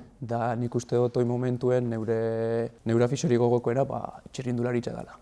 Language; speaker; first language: Basque; native; Basque